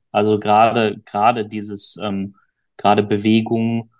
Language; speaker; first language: German; native; German